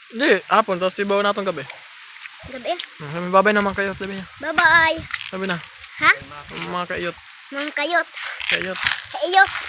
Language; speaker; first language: Filipino; non-native, local second language; Masbatenyo